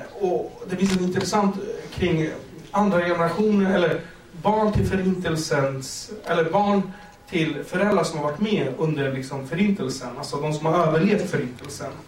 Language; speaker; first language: Swedish; early bilingual, other home language; Kurdish